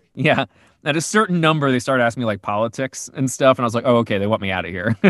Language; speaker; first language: English; native; English